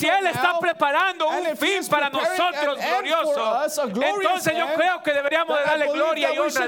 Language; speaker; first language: Spanish; native; Spanish